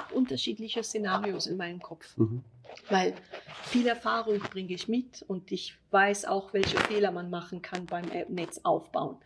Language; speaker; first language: German; non-native, fluent; Italian